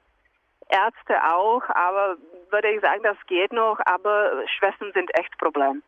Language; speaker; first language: German; non-native, fluent; Czech